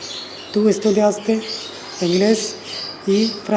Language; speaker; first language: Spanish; non-native, learner; Urdu